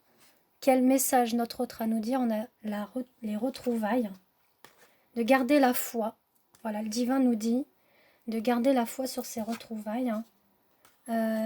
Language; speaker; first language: French; native; French